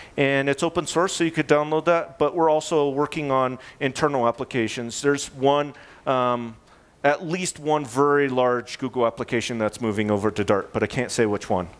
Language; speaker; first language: English; native; English